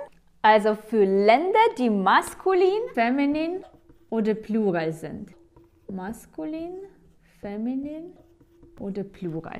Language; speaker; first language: German; non-native, fluent; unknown